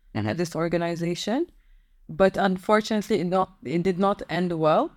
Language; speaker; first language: English; non-native, fluent; Arabic